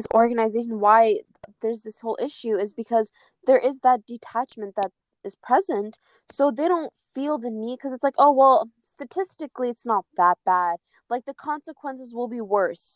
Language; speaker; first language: English; native; English